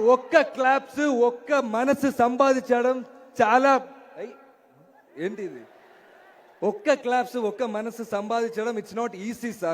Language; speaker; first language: Telugu; non-native, learner; Malayalam